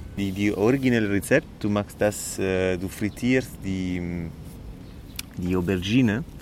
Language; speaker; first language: German; non-native, learner; Italian